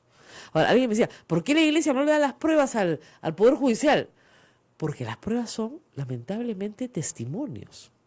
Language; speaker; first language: Spanish; native; Spanish